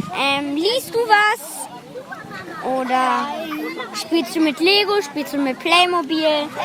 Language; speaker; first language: German; native; German